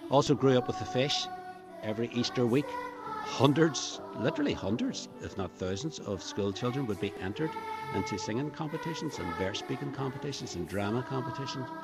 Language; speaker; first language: English; native; English